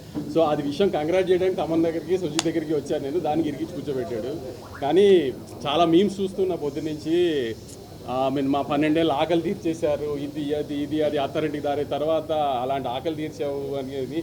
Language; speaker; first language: Telugu; native; Telugu